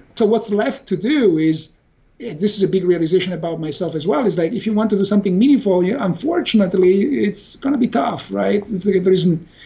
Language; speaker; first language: English; non-native, fluent; Italian